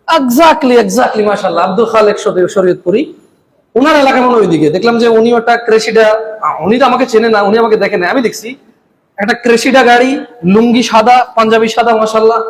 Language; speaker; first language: Bangla; early bilingual, heritage; Bangla